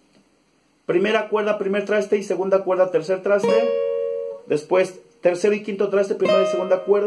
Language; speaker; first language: Spanish; native; Spanish